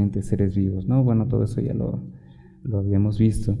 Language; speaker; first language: Spanish; native; Spanish